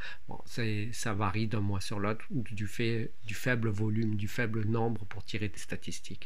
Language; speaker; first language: French; native; French